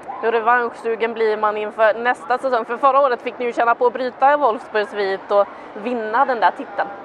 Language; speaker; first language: Swedish; native; Swedish